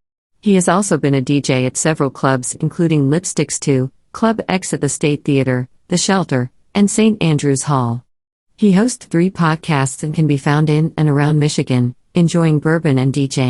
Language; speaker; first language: English; native; English